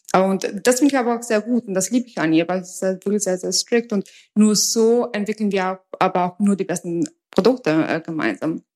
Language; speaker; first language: German; early bilingual, other home language; Albanian